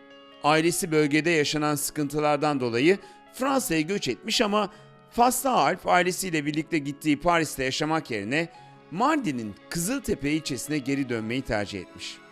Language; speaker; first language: Turkish; native; Turkish